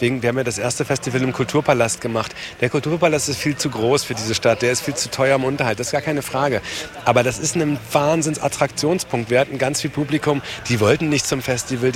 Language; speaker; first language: German; native; German